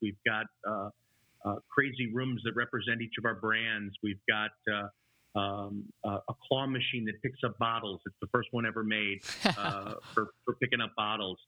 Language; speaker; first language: English; native; English